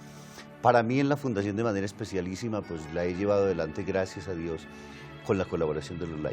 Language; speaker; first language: Spanish; native; Spanish